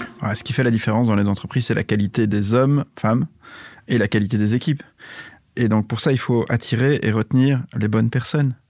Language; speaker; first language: French; native; French